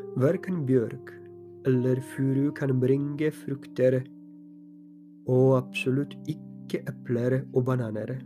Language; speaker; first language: Norwegian; non-native, fluent; Polish